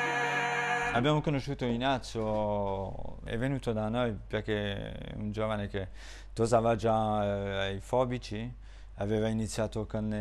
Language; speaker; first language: Italian; non-native, fluent; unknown